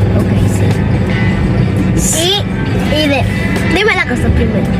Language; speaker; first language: Spanish; early bilingual, other home language; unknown